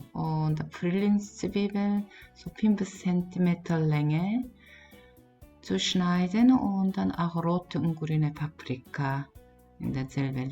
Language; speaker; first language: German; non-native, learner; Korean